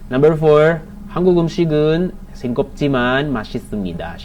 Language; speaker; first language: Korean; non-native, learner; Filipino